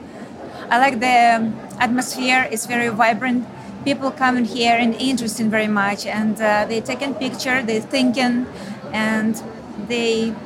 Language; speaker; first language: English; non-native, learner; Ukrainian